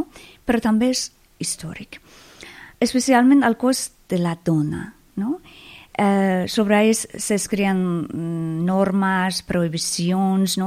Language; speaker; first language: Catalan; non-native, fluent; Persian